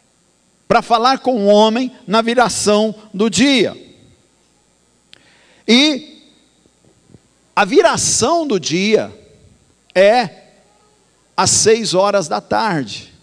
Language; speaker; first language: Portuguese; native; Portuguese